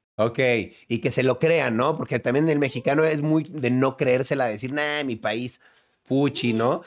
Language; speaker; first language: Spanish; native; Spanish